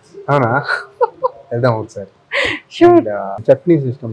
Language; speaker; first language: Telugu; non-native, fluent; Tamil